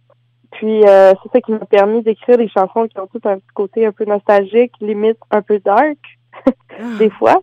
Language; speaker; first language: French; native; French